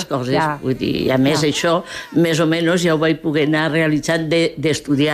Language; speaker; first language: Catalan; early bilingual, other home language; Spanish